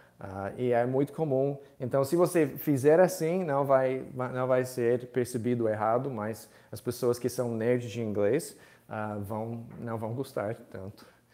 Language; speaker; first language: Portuguese; non-native, fluent; English